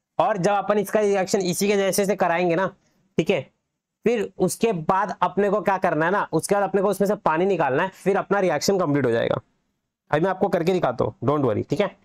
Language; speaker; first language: Hindi; native; Hindi